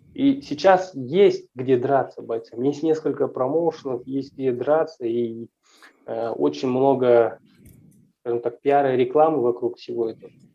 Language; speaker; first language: Russian; native; Russian